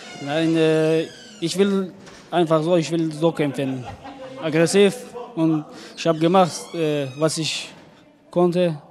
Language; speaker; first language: German; non-native, learner; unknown